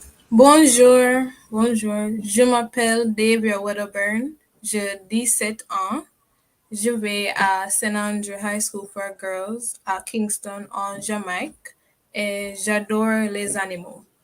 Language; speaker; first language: French; non-native, learner; English